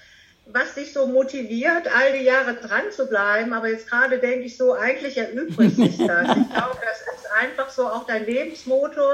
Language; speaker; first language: German; native; German